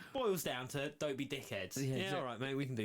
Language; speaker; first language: English; native; English